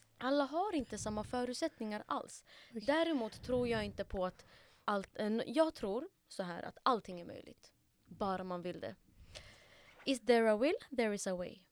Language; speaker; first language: Swedish; early bilingual, other home language; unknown